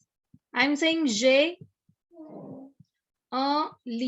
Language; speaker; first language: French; non-native, fluent; Hindi